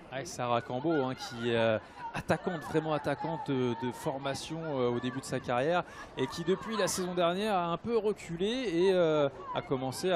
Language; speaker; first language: French; native; French